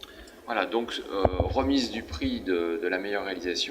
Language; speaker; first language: French; native; French